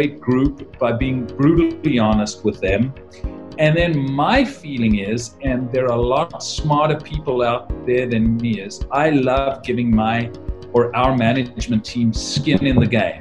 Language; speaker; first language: English; native; English